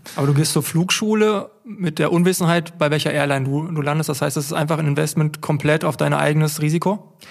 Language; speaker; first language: German; native; German